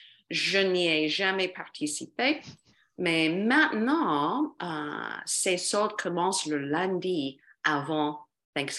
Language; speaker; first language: French; non-native, fluent; English